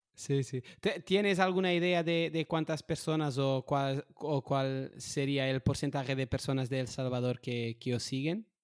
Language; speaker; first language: Spanish; non-native, fluent; Portuguese